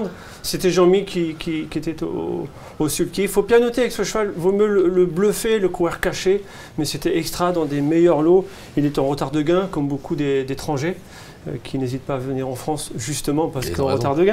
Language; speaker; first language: French; native; French